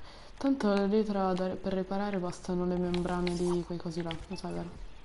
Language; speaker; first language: Italian; native; Italian